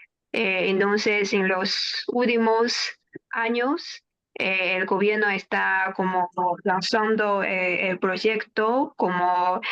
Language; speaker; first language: Spanish; non-native, fluent; Chinese